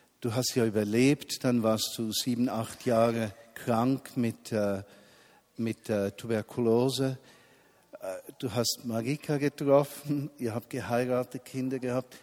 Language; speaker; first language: German; non-native, learner; Italian